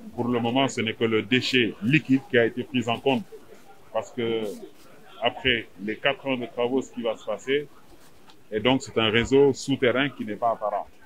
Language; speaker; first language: French; non-native, local second language; Wolof